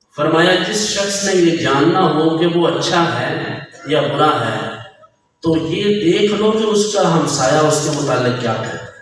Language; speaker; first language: Urdu; non-native, local second language; Punjabi